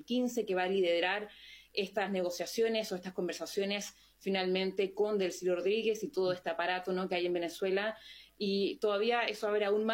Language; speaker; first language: Spanish; native; Spanish